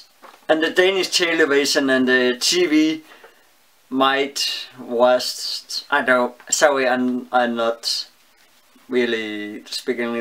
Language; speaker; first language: English; non-native, learner; Danish